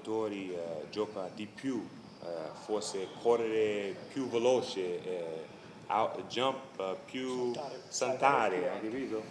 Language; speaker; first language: Italian; non-native, learner; English